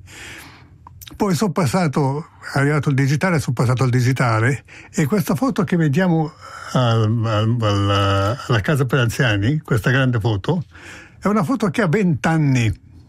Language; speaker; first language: Italian; native; Italian